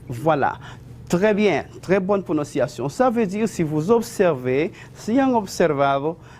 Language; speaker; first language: French; non-native, fluent; Spanish